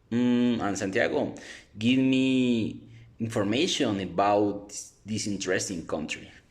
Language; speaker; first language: English; non-native, learner; Spanish